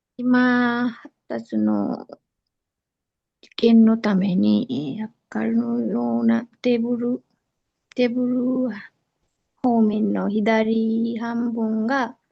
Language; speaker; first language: Japanese; non-native, learner; Nepali